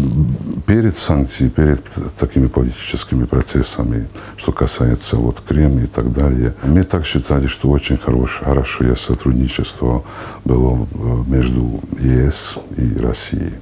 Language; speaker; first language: Russian; non-native, fluent; Hungarian